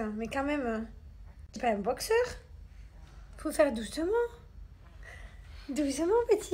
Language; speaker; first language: French; native; French